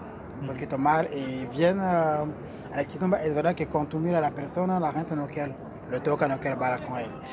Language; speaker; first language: Spanish; non-native, learner; Portuguese